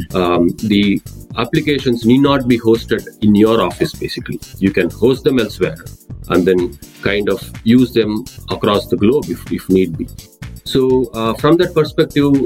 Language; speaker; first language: English; non-native, local second language; Tamil